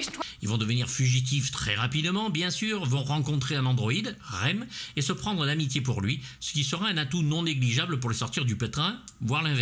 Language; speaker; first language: French; native; French